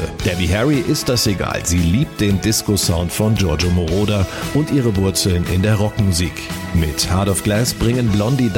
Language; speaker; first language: German; native; German